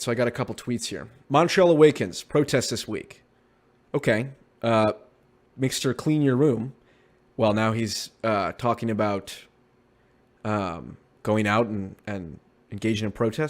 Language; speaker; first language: English; native; English